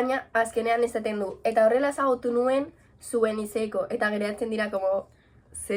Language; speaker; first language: Basque; non-native, local second language; Spanish